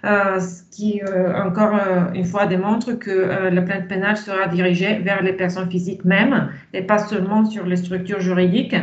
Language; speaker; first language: French; non-native, fluent; Bulgarian